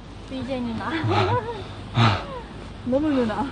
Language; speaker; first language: Korean; non-native, learner; Japanese